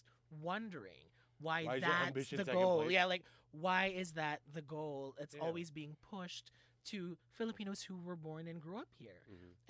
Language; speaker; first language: English; non-native, local second language; Filipino